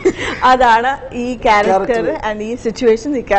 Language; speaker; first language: Malayalam; non-native, learner; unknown